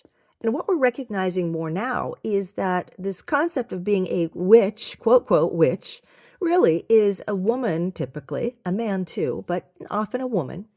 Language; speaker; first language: English; native; English